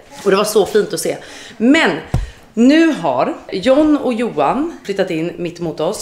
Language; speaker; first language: Swedish; native; Swedish